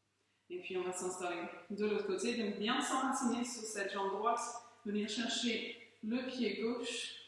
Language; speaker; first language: French; native; French